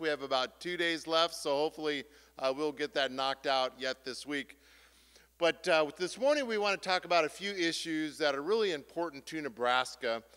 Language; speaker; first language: English; native; English